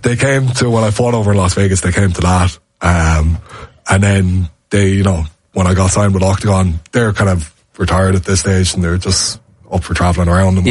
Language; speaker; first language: English; native; English